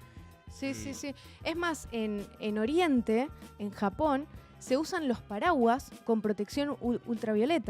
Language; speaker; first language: Spanish; native; Spanish